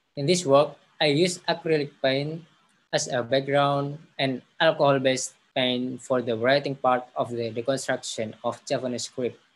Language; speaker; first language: English; non-native, learner; Javanese